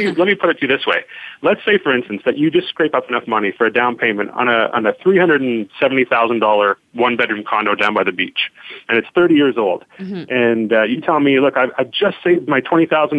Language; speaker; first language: English; native; English